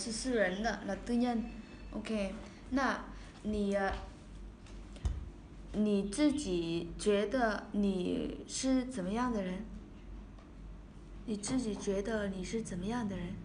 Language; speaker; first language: Chinese; non-native, fluent; Vietnamese